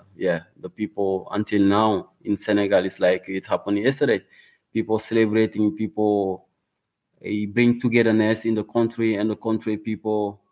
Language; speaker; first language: English; non-native, learner; Wolof